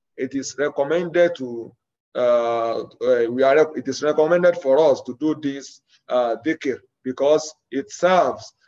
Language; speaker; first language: English; non-native, local second language; Yoruba